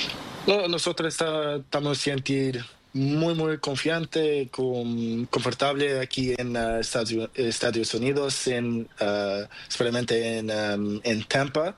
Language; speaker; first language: Spanish; non-native, learner; Portuguese